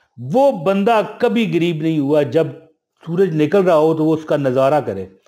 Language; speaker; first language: Urdu; non-native, local second language; Punjabi